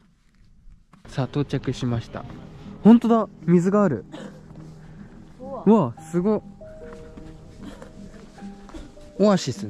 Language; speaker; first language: Japanese; native; Japanese